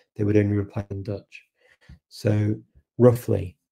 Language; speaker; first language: English; native; English